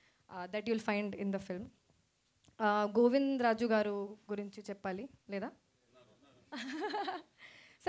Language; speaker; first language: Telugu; non-native, fluent; Hindi